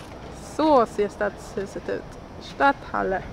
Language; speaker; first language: Swedish; native; Swedish